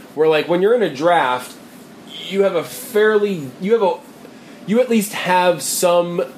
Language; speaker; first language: English; native; English